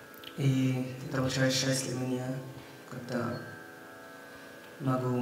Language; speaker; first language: Russian; non-native, learner; Hindi